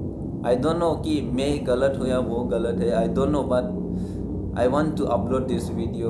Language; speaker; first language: Hindi; non-native, local second language; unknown